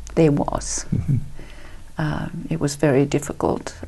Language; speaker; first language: English; early bilingual, other home language; Italian